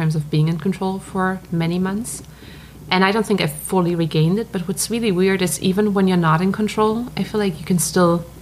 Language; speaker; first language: English; non-native, fluent; German